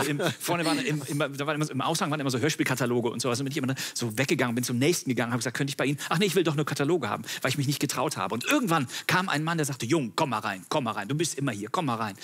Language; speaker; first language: German; native; German